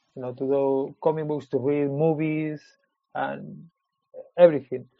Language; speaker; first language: English; non-native, fluent; Spanish